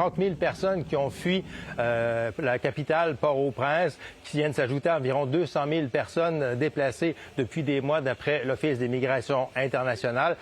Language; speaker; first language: French; native; French